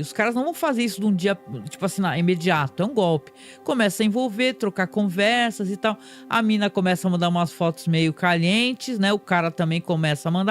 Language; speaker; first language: Portuguese; native; Portuguese